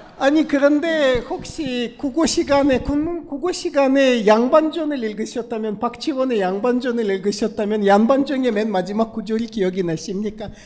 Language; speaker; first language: Korean; non-native, fluent; Russian